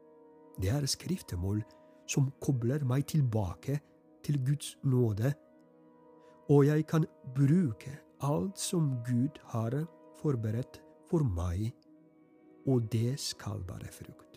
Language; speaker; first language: Norwegian; non-native, fluent; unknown